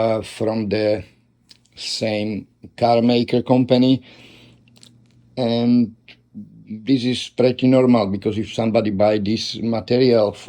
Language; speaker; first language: English; non-native, learner; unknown